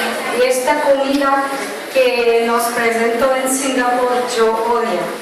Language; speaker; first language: Spanish; non-native, learner; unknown